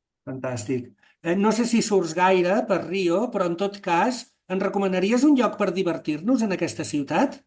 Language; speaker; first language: Catalan; native; Catalan